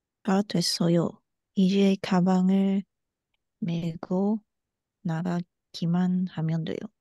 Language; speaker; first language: Korean; non-native, learner; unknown